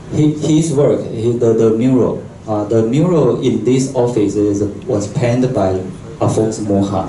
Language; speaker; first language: English; non-native, local second language; Chinese